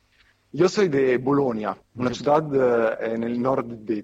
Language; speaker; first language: Spanish; non-native, fluent; Italian